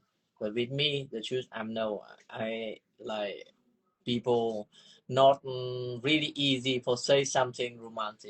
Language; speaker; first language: English; non-native, learner; Vietnamese